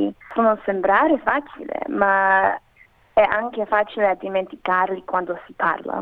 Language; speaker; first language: Italian; non-native, learner; Macedonian